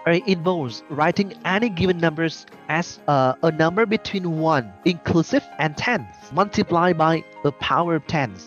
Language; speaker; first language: English; non-native, fluent; Vietnamese